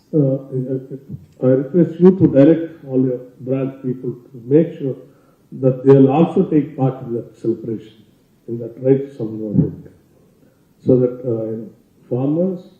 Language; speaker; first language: English; non-native, local second language; Telugu